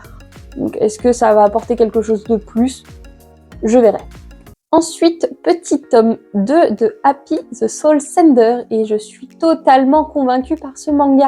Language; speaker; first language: French; native; French